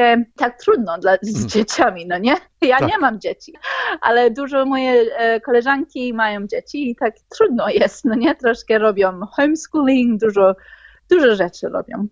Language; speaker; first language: Polish; early bilingual, heritage; Polish